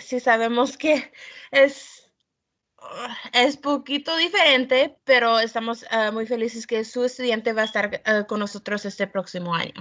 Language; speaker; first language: Spanish; early bilingual, heritage; Spanish